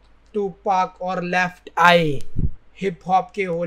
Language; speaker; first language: Hindi; native; Hindi